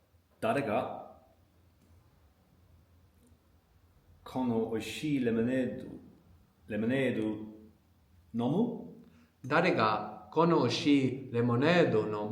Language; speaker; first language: Japanese; non-native, learner; English